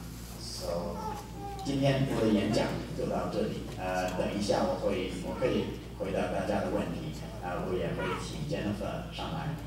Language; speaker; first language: Chinese; non-native, fluent; English